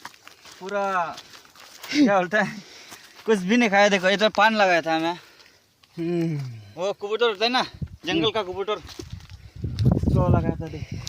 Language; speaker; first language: Hindi; non-native, local second language; Bodo